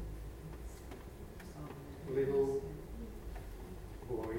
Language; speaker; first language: English; non-native, fluent; Czech